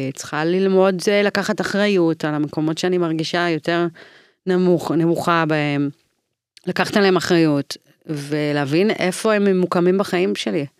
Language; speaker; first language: Hebrew; early bilingual, other home language; English